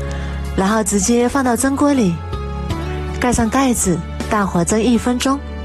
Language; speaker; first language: Chinese; native; Chinese